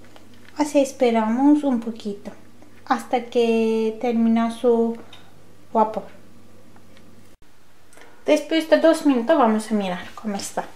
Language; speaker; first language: Spanish; non-native, learner; Turkish